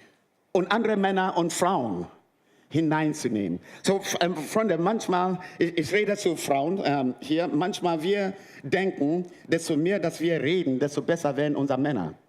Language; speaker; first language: German; non-native, fluent; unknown